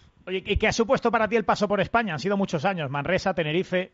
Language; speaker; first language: Spanish; native; Spanish